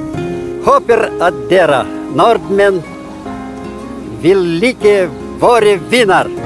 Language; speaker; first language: Norwegian; non-native, learner; Romanian